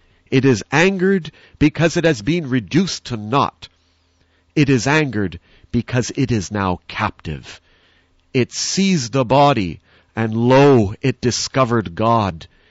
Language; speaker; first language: English; native; English